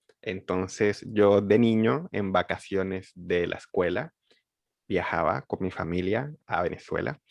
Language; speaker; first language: Spanish; native; Spanish